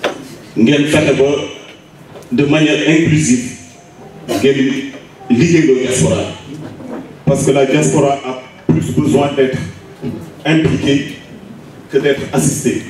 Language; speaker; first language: French; non-native, local second language; Wolof